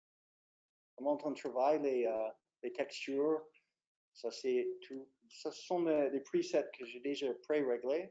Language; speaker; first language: French; non-native, fluent; English